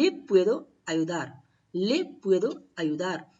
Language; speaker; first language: Spanish; non-native, fluent; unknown